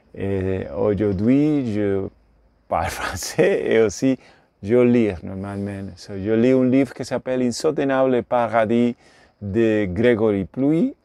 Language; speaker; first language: French; non-native, learner; Spanish